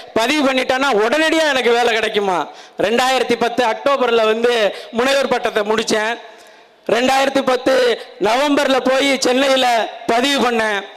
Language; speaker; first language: Tamil; native; Tamil